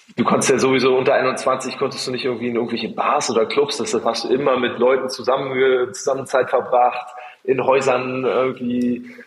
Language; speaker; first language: German; native; German